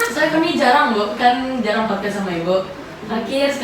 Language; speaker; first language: Indonesian; non-native, local second language; Minangkabau